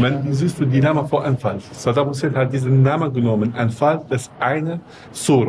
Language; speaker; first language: German; non-native, learner; Kurdish